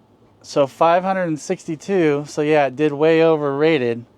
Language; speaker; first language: English; native; English